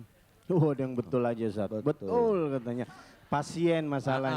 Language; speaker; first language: Indonesian; native; Indonesian